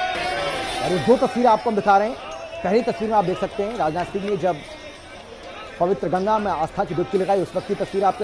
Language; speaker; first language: Hindi; native; Hindi